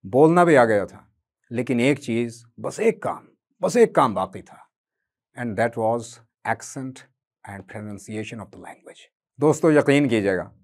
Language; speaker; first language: Hindi; native; Hindi